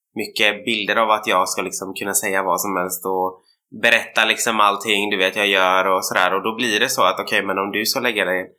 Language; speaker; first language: Swedish; native; Swedish